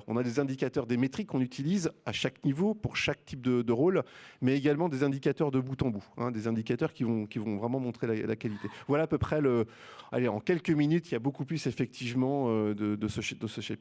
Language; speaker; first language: French; native; French